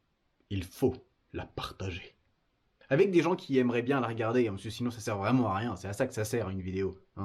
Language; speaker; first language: French; native; French